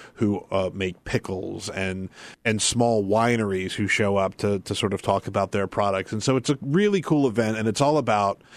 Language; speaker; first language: English; native; English